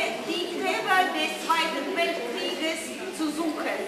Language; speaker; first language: German; non-native, fluent; Russian